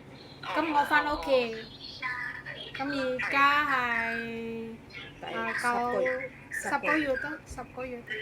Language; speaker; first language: Cantonese; non-native, learner; Indonesian